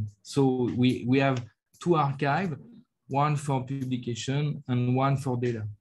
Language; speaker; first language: English; non-native, learner; French